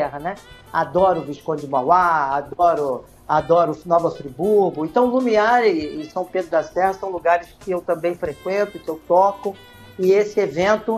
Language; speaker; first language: Portuguese; native; Portuguese